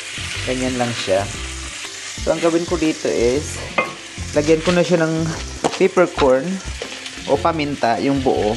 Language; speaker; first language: Filipino; native; Filipino